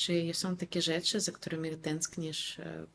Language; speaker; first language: Polish; non-native, fluent; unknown